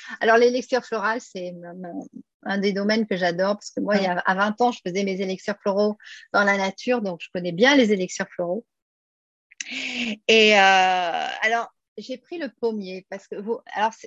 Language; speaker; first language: French; native; French